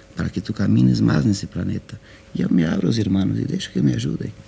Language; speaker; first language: Spanish; non-native, learner; Portuguese